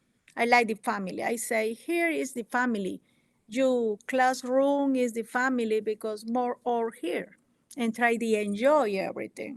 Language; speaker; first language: English; non-native, learner; Spanish